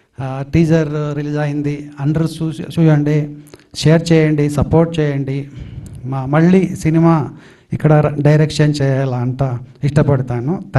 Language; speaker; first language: Telugu; non-native, learner; Kannada